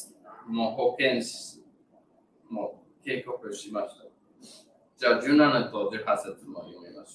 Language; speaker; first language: Japanese; non-native, fluent; English